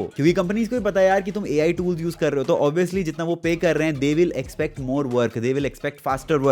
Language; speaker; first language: Hindi; native; Hindi